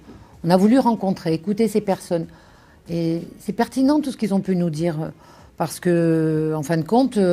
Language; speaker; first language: French; native; French